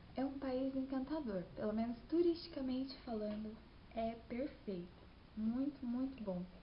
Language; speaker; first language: Portuguese; native; Portuguese